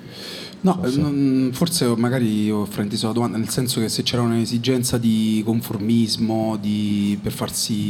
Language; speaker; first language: Italian; native; Italian